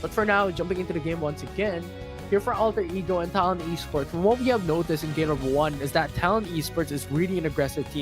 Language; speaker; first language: English; non-native, local second language; Filipino